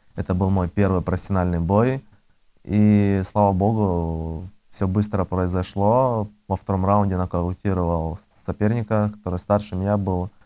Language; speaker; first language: Russian; early bilingual, other home language; Azerbaijani